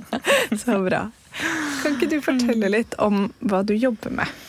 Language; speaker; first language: Norwegian; native; Norwegian